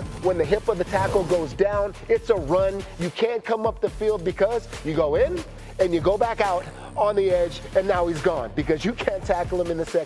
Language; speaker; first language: English; native; English